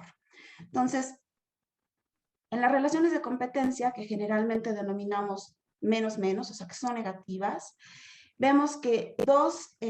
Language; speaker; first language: Spanish; native; Spanish